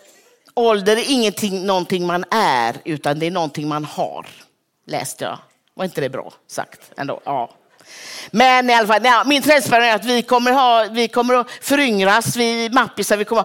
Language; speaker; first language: Swedish; native; Swedish